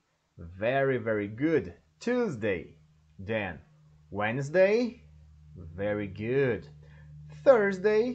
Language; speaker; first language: English; non-native, learner; Portuguese